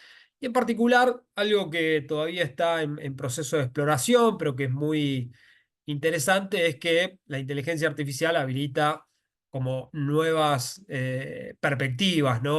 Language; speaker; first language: Spanish; native; Spanish